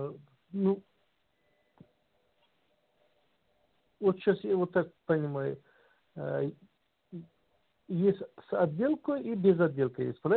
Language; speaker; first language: Russian; non-native, learner; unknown